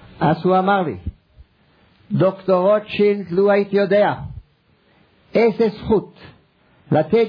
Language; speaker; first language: Hebrew; non-native, fluent; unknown